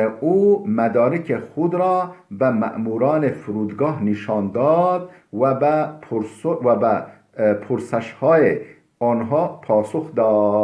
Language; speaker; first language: Persian; non-native, fluent; Turkish